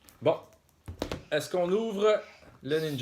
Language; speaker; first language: French; native; French